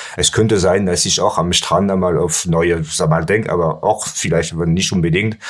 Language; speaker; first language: German; non-native, learner; French